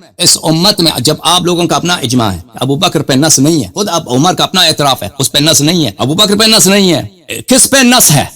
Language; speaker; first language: Urdu; non-native, fluent; Persian